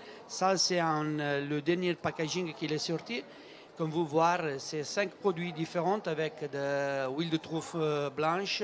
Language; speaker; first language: French; non-native, learner; Italian